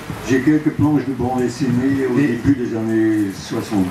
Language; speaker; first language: French; non-native, local second language; Dutch